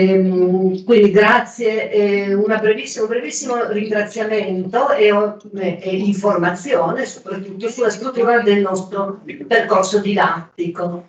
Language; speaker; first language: Italian; native; Italian